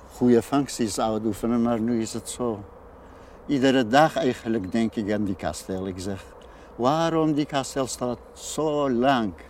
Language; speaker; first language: Dutch; non-native, fluent; Persian